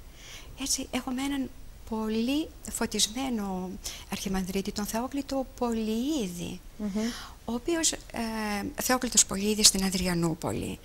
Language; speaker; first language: Greek; native; Greek